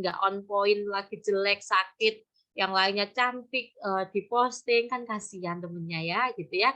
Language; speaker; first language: Indonesian; native; Indonesian